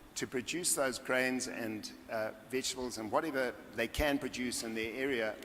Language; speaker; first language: English; native; English